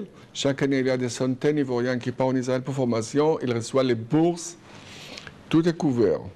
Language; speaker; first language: French; non-native, fluent; Hebrew